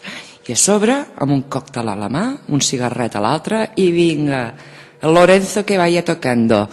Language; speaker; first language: Catalan; native; Catalan